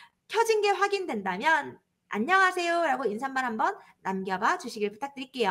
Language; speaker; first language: Korean; native; Korean